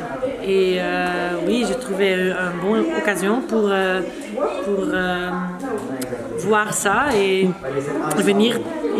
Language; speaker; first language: French; non-native, local second language; Dutch